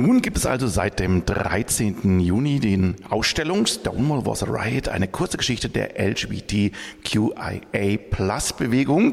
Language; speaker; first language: German; native; German